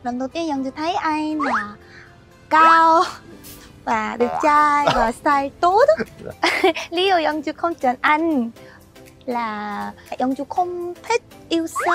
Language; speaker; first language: Vietnamese; non-native, learner; Korean